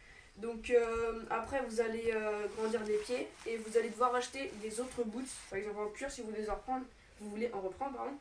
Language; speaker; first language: French; native; French